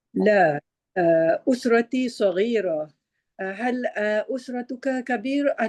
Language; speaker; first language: Arabic; non-native, learner; Malay